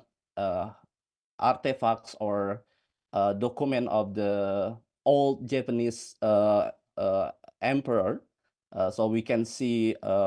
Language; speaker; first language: English; non-native, fluent; Indonesian